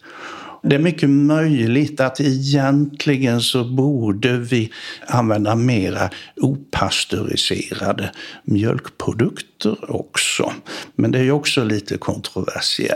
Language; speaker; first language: Swedish; native; Swedish